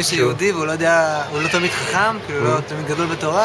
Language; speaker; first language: Hebrew; native; Hebrew